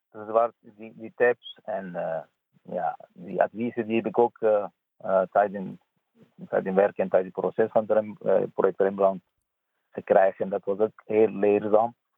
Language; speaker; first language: Dutch; non-native, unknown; Persian